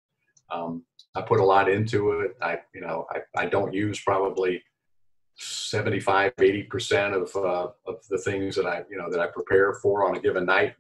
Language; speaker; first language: English; native; English